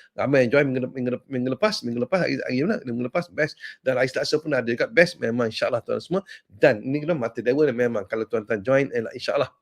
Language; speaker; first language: Malay; native; Malay